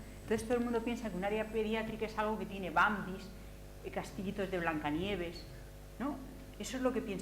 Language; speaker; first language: Spanish; native; Spanish